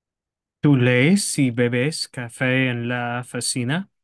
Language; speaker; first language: Spanish; non-native, learner; English